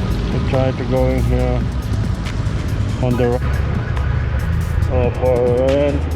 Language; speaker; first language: English; non-native, local second language; Filipino